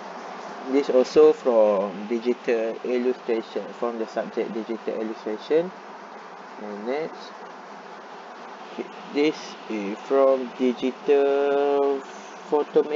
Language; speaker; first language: English; non-native, learner; Malay